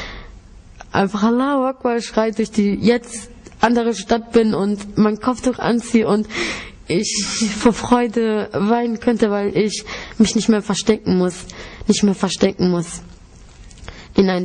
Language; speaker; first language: German; early bilingual, other home language; Greek